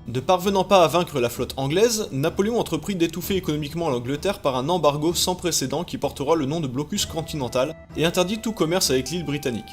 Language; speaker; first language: French; native; French